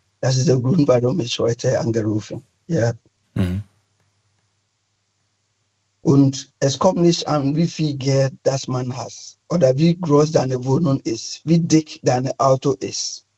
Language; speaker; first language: German; non-native, fluent; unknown